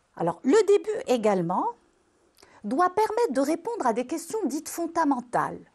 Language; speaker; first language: French; non-native, local second language; Arabic